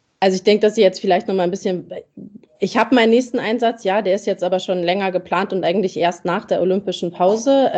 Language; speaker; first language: German; native; German